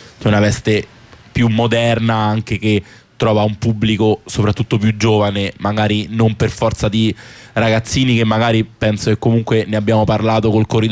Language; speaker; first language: Italian; native; Italian